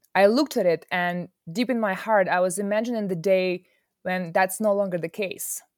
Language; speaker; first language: English; non-native, fluent; Ukrainian